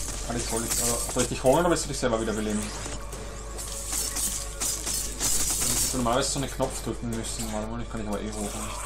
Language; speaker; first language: German; native; German